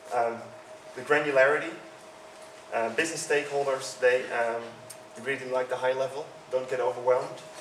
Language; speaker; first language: English; non-native, fluent; Dutch